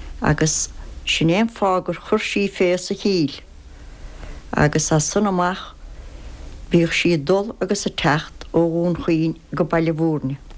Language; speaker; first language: Irish; native; Irish